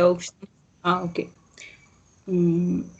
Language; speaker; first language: English; non-native, learner; Spanish